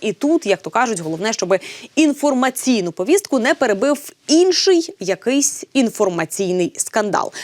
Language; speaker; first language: Ukrainian; native; Ukrainian